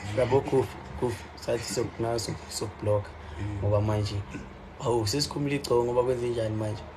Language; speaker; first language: Zulu; native; Zulu